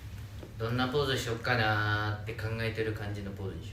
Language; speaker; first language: Japanese; native; Japanese